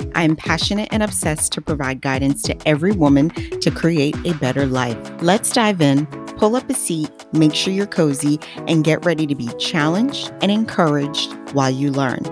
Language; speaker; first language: English; non-native, fluent; Haitian Creole